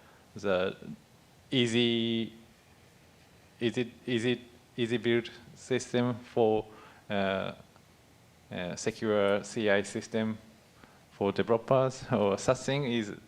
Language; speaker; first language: English; non-native, fluent; Japanese